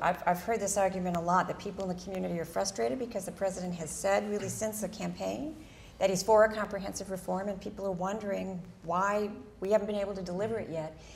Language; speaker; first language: English; native; English